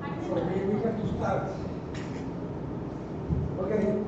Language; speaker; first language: English; non-native, fluent; Spanish